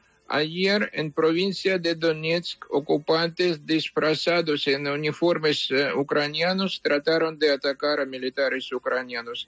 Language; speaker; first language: Spanish; non-native, fluent; Ukrainian